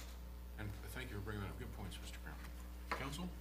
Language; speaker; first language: English; native; English